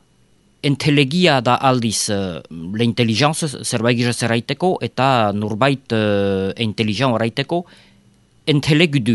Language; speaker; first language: Basque; native; Basque